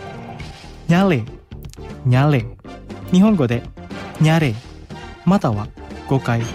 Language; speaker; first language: Japanese; non-native, fluent; Indonesian